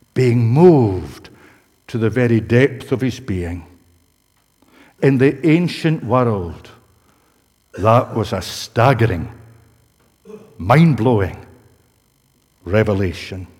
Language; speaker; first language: English; native; English